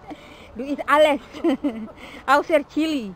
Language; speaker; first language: German; non-native, learner; Indonesian